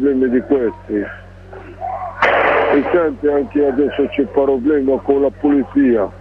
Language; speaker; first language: Italian; non-native, learner; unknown